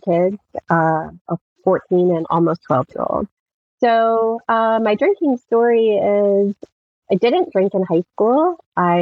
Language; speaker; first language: English; native; English